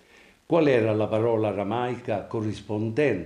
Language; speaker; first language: Italian; native; Italian